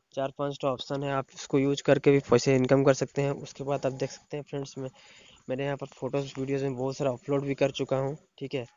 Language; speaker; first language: Hindi; non-native, local second language; Odia